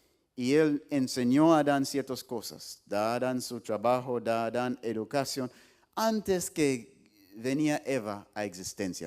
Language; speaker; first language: Spanish; non-native, fluent; English